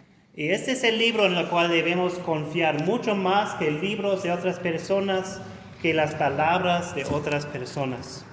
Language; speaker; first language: Spanish; non-native, fluent; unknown